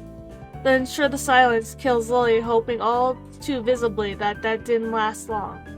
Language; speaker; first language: English; native; English